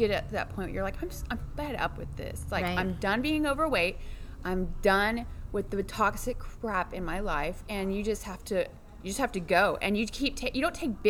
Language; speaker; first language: English; native; English